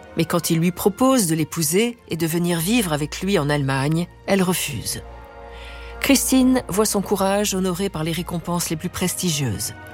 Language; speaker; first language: French; native; French